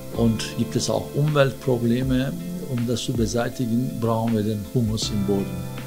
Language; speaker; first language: German; non-native, fluent; Turkish